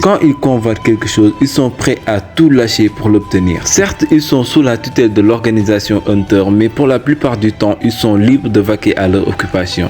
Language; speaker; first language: French; native; French